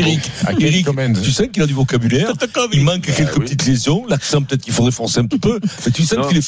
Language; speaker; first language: French; native; French